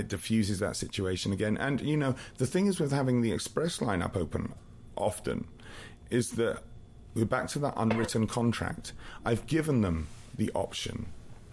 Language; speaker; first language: English; native; English